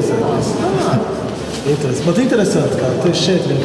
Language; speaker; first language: Latvian; non-native, learner; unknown